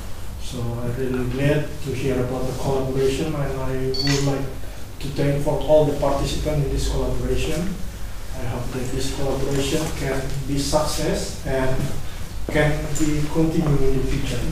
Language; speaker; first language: English; non-native, fluent; Indonesian